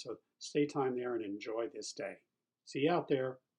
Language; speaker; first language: English; native; English